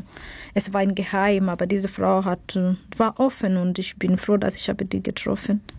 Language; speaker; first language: German; non-native, fluent; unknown